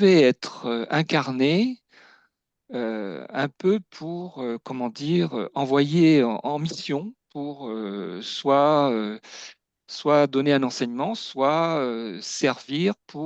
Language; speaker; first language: French; native; French